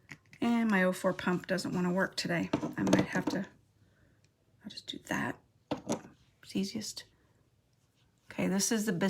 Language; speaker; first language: English; native; English